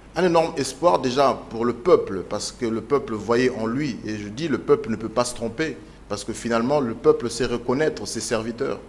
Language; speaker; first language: French; non-native, local second language; Lingala